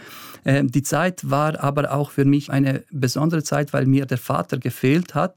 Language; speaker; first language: German; early bilingual, other home language; Bosnian